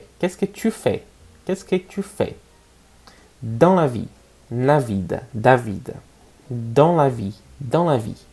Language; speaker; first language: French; non-native, fluent; Portuguese